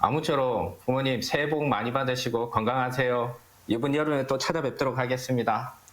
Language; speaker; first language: Korean; native; Korean